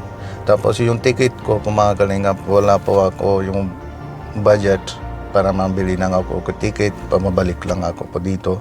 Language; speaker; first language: Filipino; non-native, learner; Punjabi